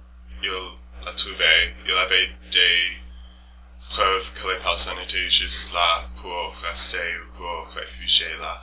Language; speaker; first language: French; non-native, learner; English